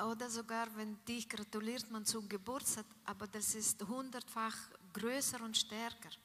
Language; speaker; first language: German; non-native, learner; Russian